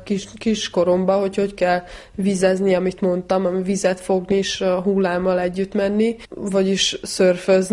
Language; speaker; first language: Hungarian; early bilingual, heritage; Hungarian